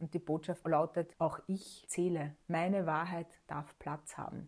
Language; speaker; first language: German; native; German